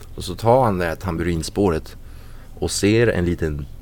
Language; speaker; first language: Swedish; non-native, fluent; French